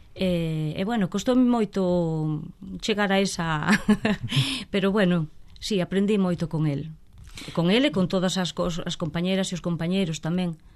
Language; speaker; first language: Galician; non-native, local second language; Spanish